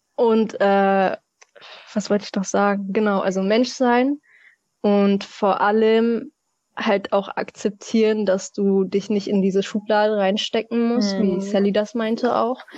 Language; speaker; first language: German; native; German